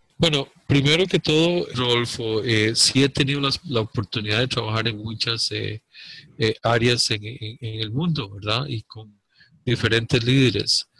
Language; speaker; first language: Spanish; native; Spanish